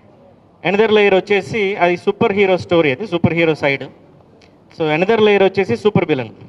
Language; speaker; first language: Telugu; native; Telugu